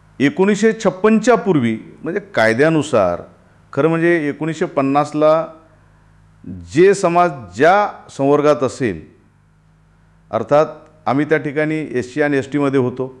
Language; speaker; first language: Marathi; non-native, local second language; Lambadi